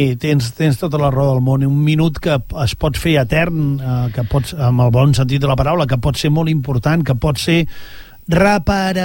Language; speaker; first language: Catalan; native; Catalan